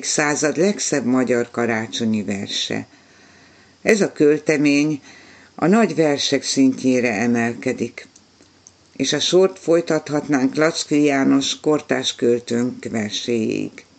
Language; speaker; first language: Hungarian; native; Hungarian